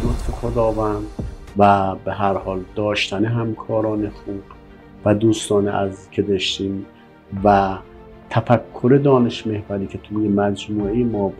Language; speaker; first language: Persian; native; Persian